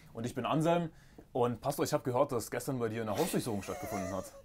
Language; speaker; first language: German; native; German